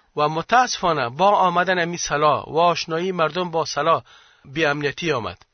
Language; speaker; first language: Persian; native; Persian